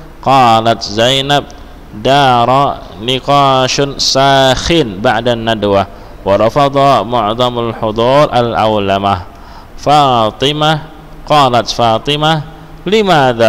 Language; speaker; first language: Arabic; non-native, fluent; Indonesian